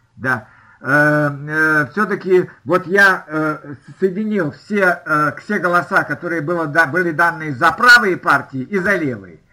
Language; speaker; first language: Russian; native; Russian